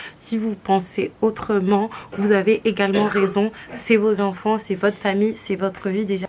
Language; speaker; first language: French; native; French